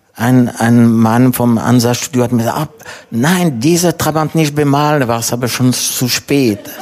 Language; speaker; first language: German; non-native, fluent; French